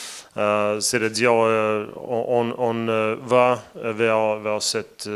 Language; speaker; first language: French; non-native, fluent; Latvian